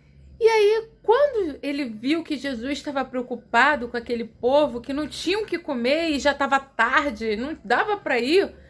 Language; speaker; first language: Portuguese; native; Portuguese